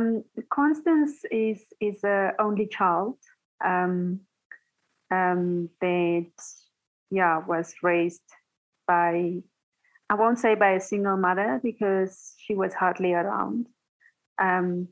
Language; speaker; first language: English; non-native, local second language; Tswana